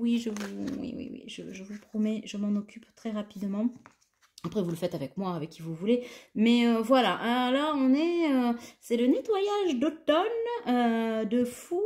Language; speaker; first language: French; native; French